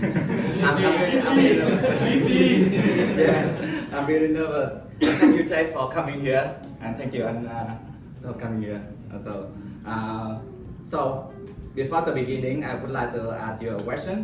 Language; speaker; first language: English; non-native, learner; Vietnamese